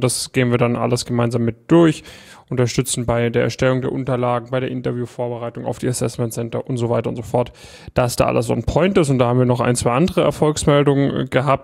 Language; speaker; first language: German; native; German